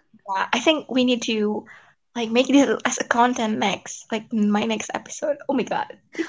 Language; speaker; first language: English; non-native, fluent; Indonesian